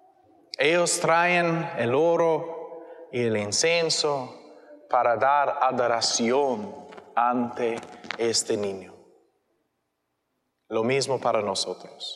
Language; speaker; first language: Spanish; non-native, learner; English